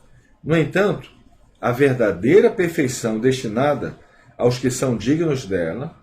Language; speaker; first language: Portuguese; native; Portuguese